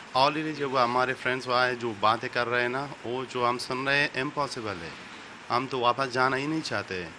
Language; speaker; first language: Hindi; non-native, fluent; Persian